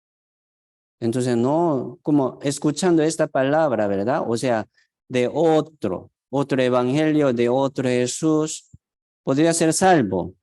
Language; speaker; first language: Spanish; non-native, fluent; Korean